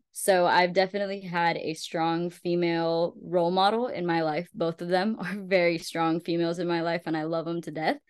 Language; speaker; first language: English; early bilingual, other home language; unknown